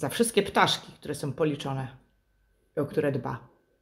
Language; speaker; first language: Polish; native; Polish